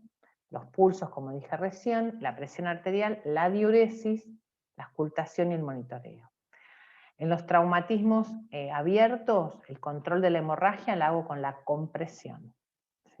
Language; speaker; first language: Spanish; native; Spanish